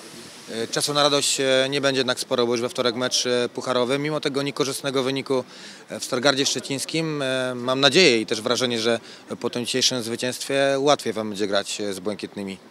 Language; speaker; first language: Polish; native; Polish